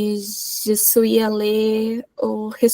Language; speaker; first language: French; non-native, learner; Portuguese